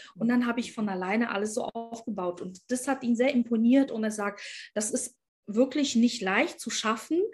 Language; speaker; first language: German; non-native, fluent; Ukrainian